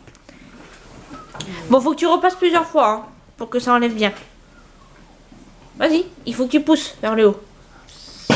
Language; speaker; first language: French; native; French